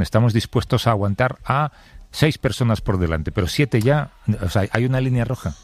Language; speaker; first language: Spanish; native; Spanish